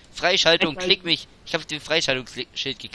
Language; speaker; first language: German; native; German